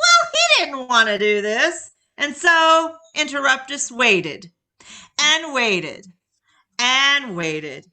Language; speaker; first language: English; native; English